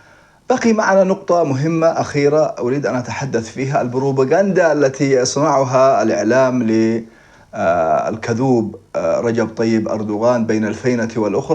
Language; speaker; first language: Arabic; native; Arabic